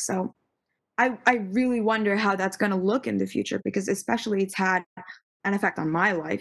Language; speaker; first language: English; early bilingual, other home language; Tamil